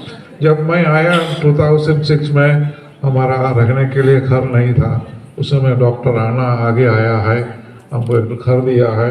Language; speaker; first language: Hindi; non-native, local second language; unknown